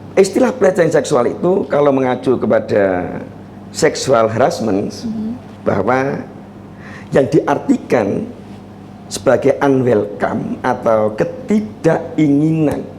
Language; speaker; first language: Indonesian; native; Indonesian